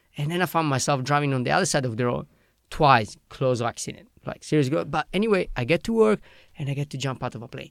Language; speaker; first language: English; non-native, fluent; Italian